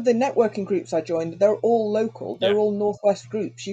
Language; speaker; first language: English; native; English